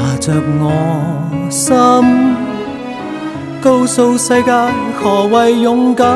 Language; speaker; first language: Chinese; native; Chinese